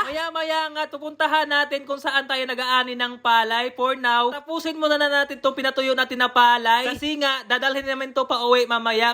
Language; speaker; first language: Filipino; non-native, local second language; Cebuano